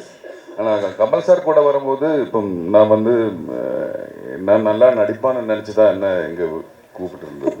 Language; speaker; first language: Tamil; non-native, learner; Malayalam